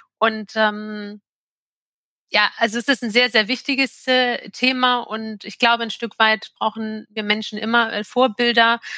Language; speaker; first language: German; early bilingual, other home language; Turkish